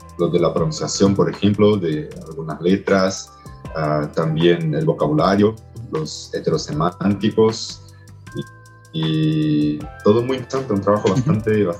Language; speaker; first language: Spanish; non-native, fluent; Portuguese